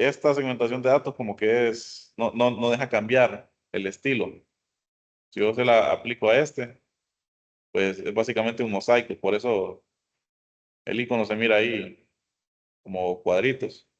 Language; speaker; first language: Spanish; native; Spanish